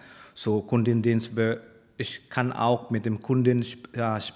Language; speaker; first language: German; non-native, learner; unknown